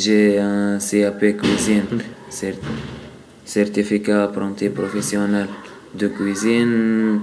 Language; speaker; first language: French; non-native, learner; Arabic